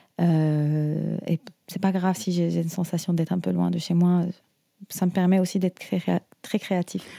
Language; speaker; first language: French; non-native, fluent; Arabic